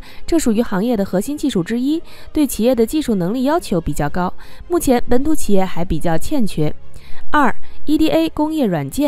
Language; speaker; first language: Chinese; native; Chinese